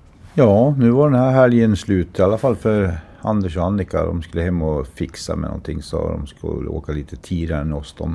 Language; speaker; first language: Swedish; native; Swedish